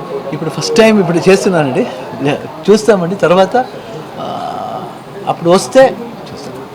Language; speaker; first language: Telugu; non-native, learner; Kannada